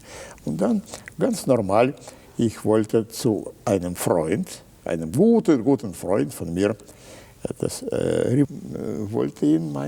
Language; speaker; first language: German; non-native, fluent; Russian